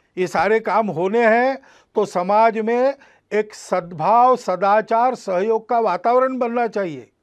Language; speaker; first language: Hindi; non-native, local second language; Marathi